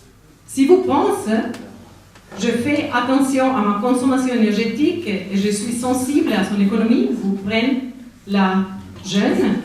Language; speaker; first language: French; non-native, fluent; Spanish